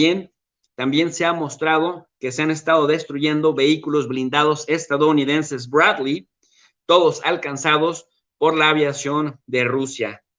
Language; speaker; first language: Spanish; native; Spanish